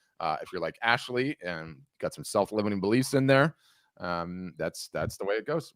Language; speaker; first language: English; native; English